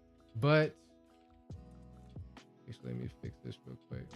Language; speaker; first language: English; native; English